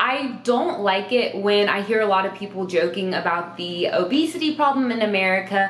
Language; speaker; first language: English; native; English